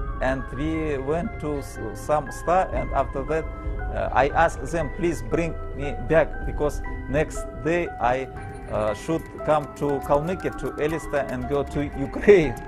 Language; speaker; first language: English; non-native, fluent; Russian